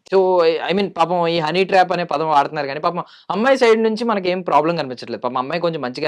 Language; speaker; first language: Telugu; native; Telugu